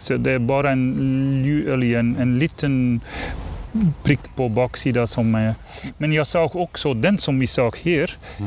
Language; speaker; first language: Swedish; non-native, learner; Dutch